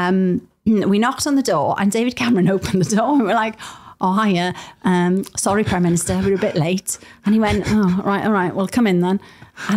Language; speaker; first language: English; native; English